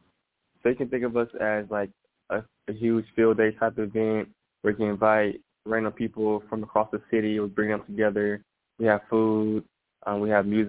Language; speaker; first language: English; native; English